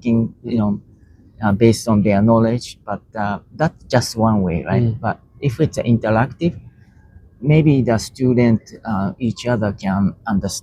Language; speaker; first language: English; non-native, learner; Japanese